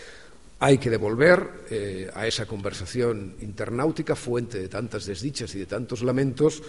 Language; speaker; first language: Spanish; native; Spanish